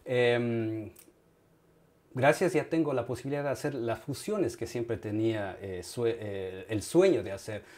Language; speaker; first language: Spanish; native; Spanish